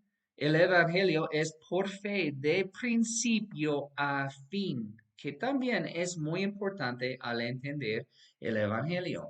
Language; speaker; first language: Spanish; non-native, fluent; English